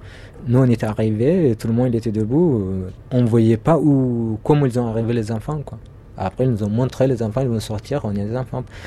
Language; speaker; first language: French; non-native, fluent; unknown